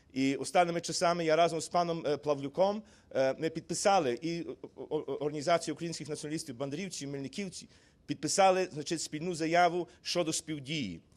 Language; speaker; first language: Ukrainian; early bilingual, heritage; Ukrainian